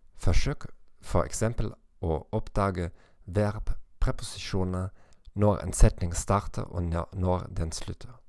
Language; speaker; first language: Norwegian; non-native, learner; German